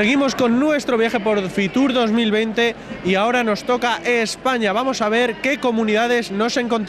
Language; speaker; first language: Spanish; native; Spanish